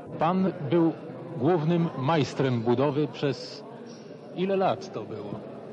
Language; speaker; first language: Polish; native; Polish